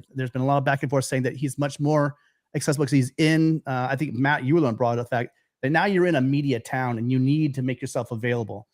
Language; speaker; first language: English; native; English